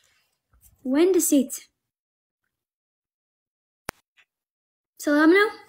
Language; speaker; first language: Amharic; non-native, learner; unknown